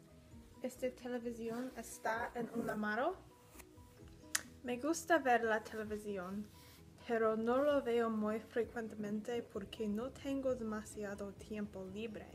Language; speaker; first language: Spanish; non-native, learner; English